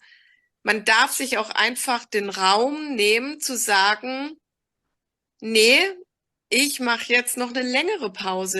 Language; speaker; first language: German; native; German